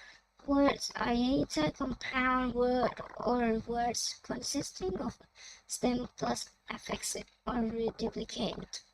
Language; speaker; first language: English; non-native, fluent; Thai